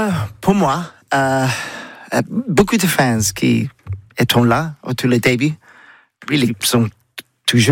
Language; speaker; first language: French; non-native, learner; English